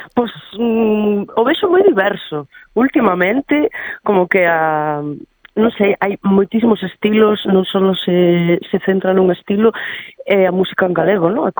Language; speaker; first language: Galician; non-native, local second language; Spanish